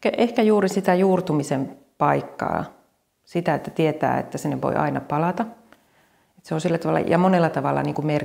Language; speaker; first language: Finnish; native; Finnish